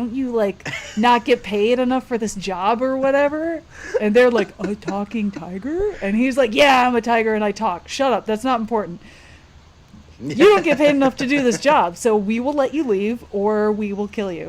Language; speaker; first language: English; native; English